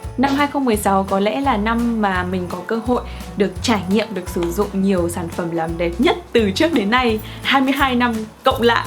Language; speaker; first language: Vietnamese; native; Vietnamese